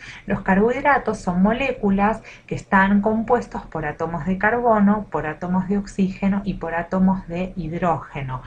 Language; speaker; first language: Spanish; native; Spanish